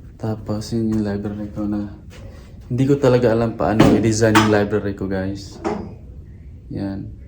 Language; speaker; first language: Filipino; non-native, local second language; Cebuano